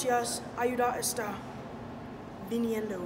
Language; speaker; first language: Spanish; non-native, learner; English